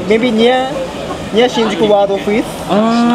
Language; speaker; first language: English; non-native, learner; Japanese